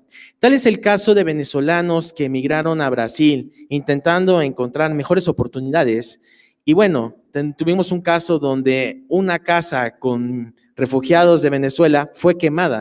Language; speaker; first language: Spanish; native; Spanish